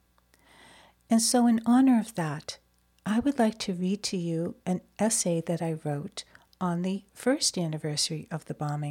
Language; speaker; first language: English; native; English